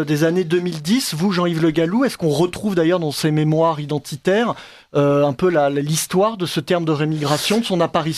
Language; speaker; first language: French; native; French